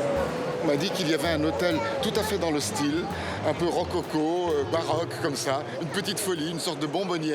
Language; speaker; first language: French; native; French